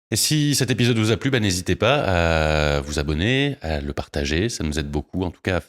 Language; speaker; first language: French; native; French